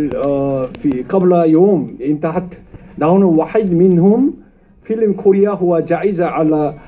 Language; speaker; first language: Arabic; non-native, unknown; Korean